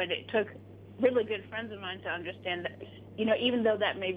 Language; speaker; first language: English; native; English